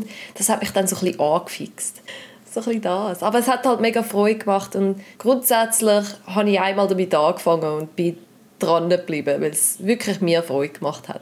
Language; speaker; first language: German; native; German